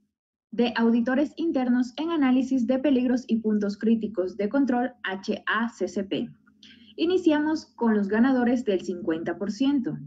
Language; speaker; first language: Spanish; native; Spanish